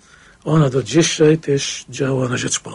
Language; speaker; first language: Polish; non-native, fluent; Arabic